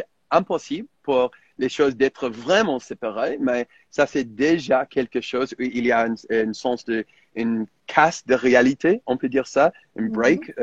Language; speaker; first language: French; non-native, fluent; English